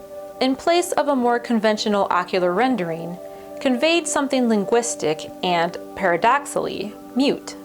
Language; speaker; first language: English; native; English